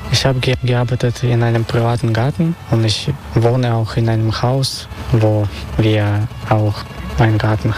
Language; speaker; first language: German; non-native, fluent; Russian